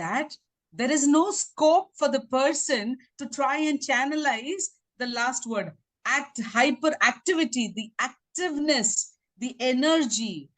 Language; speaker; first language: English; non-native, local second language; Tamil